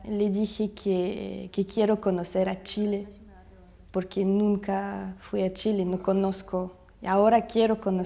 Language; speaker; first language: Spanish; non-native, fluent; Russian